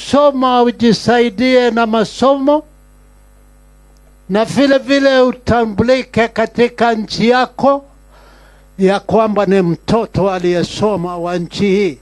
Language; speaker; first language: Swahili; non-native, local second language; Kikuyu